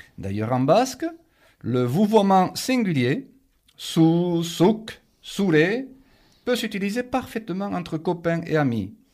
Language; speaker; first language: French; native; French